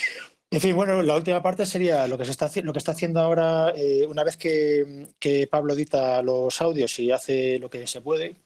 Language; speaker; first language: Spanish; native; Spanish